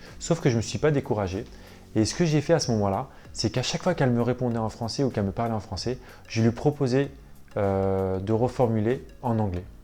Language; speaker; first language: French; native; French